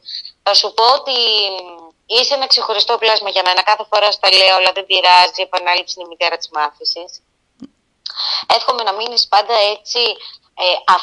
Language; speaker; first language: Greek; native; Greek